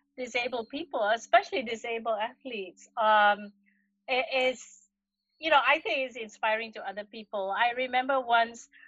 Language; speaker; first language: English; non-native, local second language; Malay